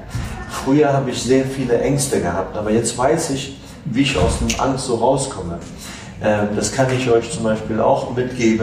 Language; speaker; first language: German; non-native, fluent; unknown